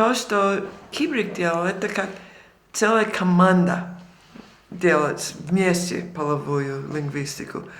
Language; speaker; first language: Russian; non-native, fluent; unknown